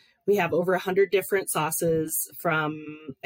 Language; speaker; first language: English; native; English